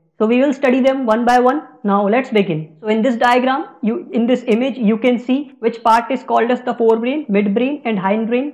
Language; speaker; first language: English; non-native, local second language; Hindi